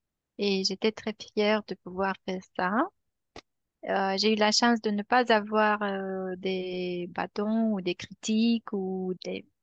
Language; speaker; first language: French; non-native, fluent; Romanian